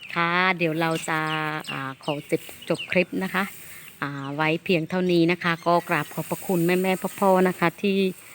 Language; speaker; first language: Thai; native; Thai